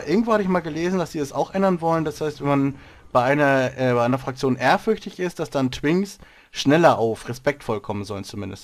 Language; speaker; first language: German; native; German